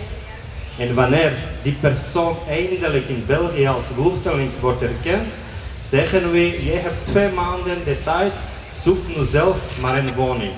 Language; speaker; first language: Dutch; non-native, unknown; Georgian